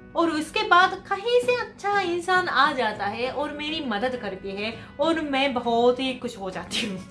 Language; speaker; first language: Hindi; non-native, fluent; Japanese